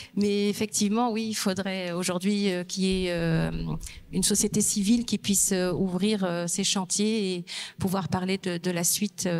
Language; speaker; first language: French; non-native, local second language; Berber languages